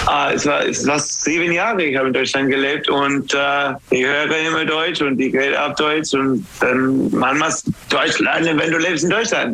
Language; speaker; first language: German; non-native, learner; English